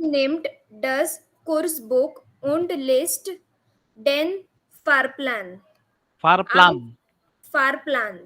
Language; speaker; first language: German; non-native, learner; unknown